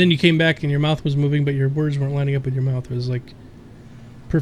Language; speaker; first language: English; native; English